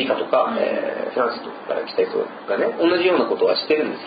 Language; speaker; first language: Japanese; non-native, fluent; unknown